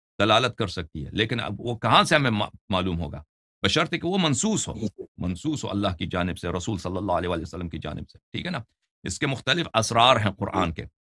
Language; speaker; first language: Urdu; non-native, fluent; Persian